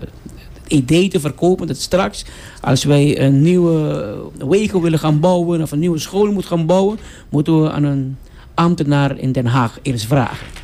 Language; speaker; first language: Dutch; non-native, local second language; Papiamento